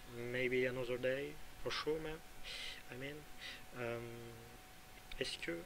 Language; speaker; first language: English; non-native, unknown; French